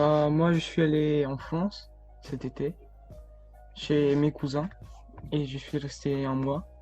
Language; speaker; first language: French; early bilingual, heritage; Italian